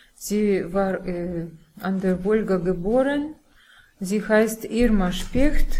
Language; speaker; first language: German; non-native, fluent; Russian